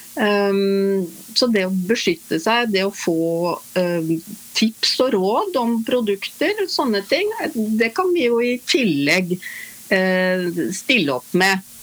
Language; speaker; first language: Norwegian; native; Norwegian